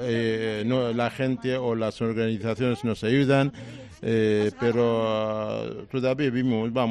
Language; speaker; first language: Spanish; non-native, fluent; Arabic